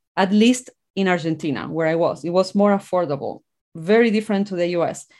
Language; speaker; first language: English; non-native, fluent; Spanish